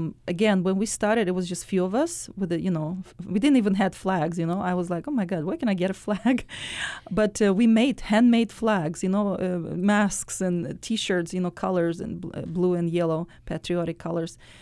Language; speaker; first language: English; non-native, fluent; Russian